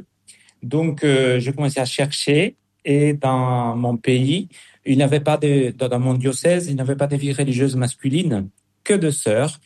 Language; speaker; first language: French; non-native, fluent; Spanish